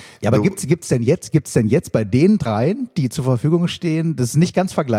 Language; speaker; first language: German; native; German